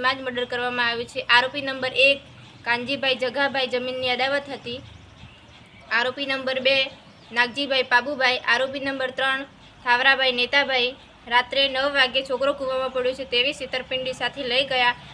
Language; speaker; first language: Gujarati; native; Gujarati